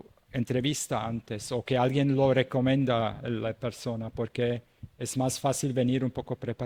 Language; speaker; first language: Spanish; non-native, fluent; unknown